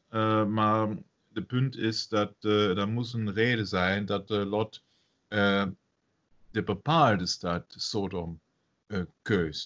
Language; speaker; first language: Dutch; non-native, fluent; German